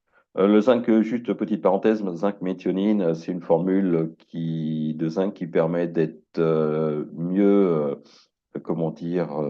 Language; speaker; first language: French; native; French